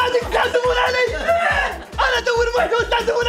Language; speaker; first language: Arabic; native; Arabic